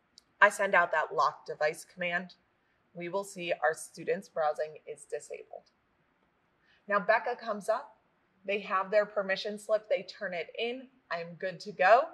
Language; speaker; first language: English; native; English